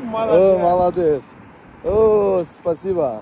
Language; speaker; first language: Russian; non-native, local second language; Uzbek